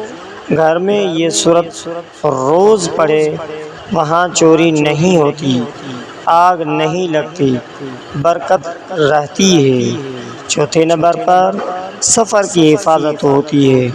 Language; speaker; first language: Urdu; native; Urdu